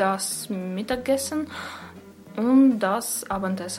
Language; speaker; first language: German; non-native, learner; Russian